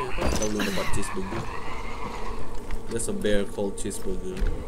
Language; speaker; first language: English; non-native, local second language; Malay